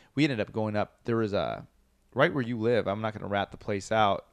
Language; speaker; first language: English; native; English